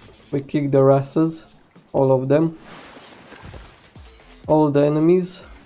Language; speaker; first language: English; non-native, fluent; Romanian